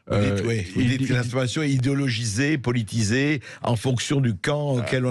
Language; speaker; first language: French; native; French